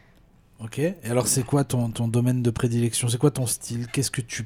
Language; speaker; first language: French; native; French